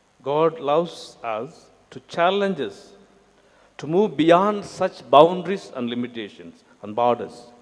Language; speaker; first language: English; non-native, local second language; Tamil